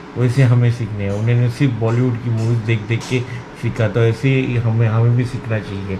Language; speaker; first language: Hindi; non-native, local second language; Marathi